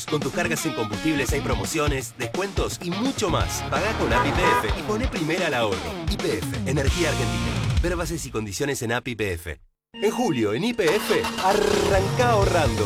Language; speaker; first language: Spanish; native; Spanish